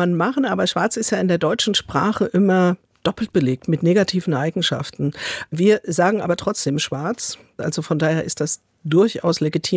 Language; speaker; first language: German; native; German